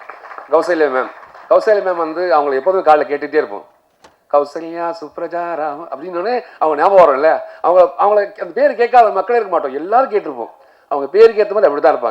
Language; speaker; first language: Tamil; native; Tamil